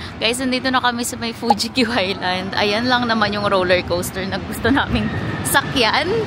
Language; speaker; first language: Filipino; native; Filipino